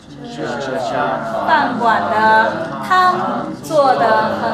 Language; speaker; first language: Chinese; non-native, learner; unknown